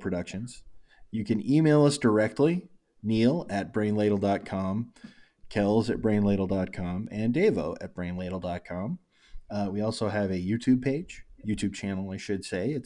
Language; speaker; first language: English; native; English